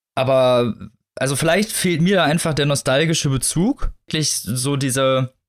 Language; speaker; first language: German; native; German